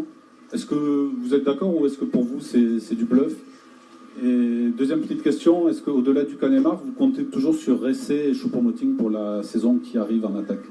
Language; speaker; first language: French; native; French